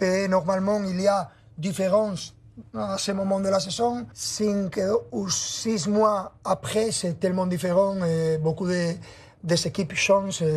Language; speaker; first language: French; non-native, learner; Spanish